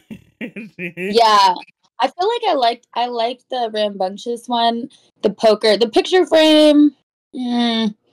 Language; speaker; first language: English; native; English